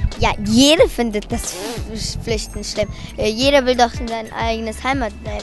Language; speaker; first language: German; early bilingual, other home language; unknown